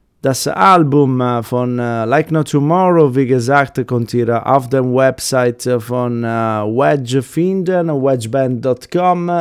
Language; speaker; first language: German; non-native, fluent; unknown